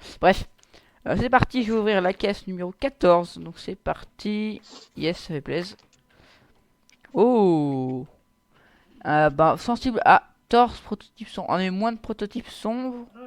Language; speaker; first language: French; native; French